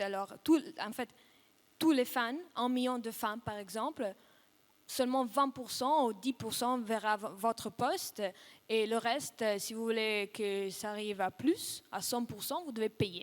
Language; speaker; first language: French; non-native, fluent; Russian